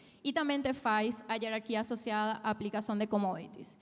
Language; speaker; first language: Portuguese; non-native, fluent; Spanish